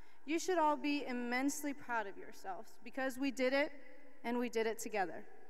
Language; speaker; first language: English; early bilingual, other home language; Spanish